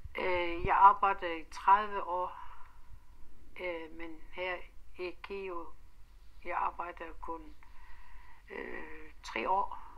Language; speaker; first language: Danish; non-native, local second language; Kalaallisut